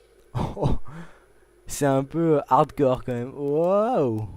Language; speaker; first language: French; native; French